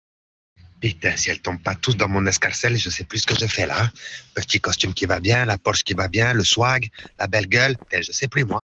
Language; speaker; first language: French; native; French